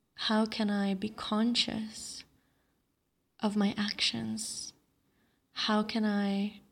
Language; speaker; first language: English; non-native, fluent; Slovenian